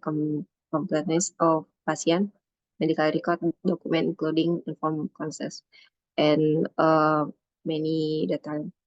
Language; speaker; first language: English; non-native, learner; Indonesian